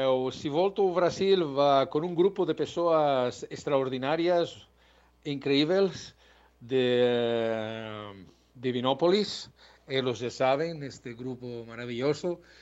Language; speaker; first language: Portuguese; non-native, learner; Spanish